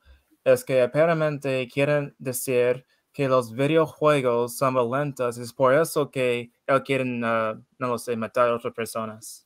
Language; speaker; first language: Spanish; non-native, learner; English